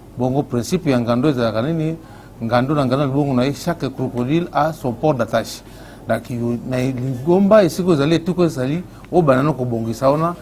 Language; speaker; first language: Lingala; native; Lingala